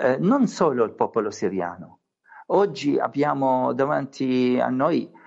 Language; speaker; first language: Italian; non-native, fluent; Arabic